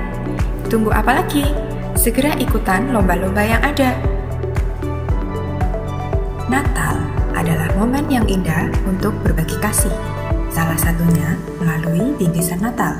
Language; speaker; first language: Indonesian; native; Indonesian